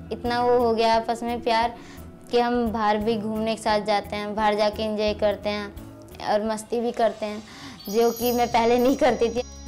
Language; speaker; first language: Hindi; native; Hindi